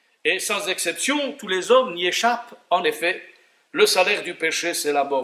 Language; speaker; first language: French; native; French